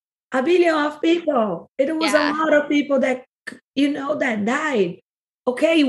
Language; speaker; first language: English; non-native, fluent; Portuguese